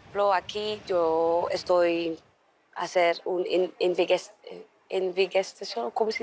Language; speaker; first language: Spanish; non-native, learner; Dutch